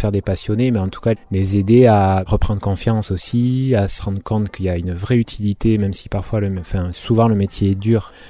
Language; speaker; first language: French; native; French